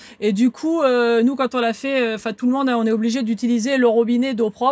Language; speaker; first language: French; native; French